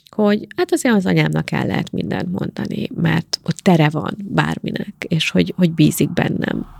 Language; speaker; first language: Hungarian; native; Hungarian